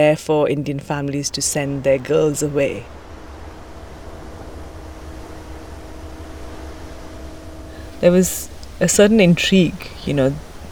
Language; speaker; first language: English; non-native, local second language; Hindi